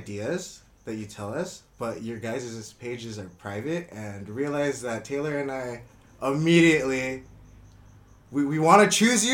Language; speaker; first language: English; early bilingual, other home language; Indonesian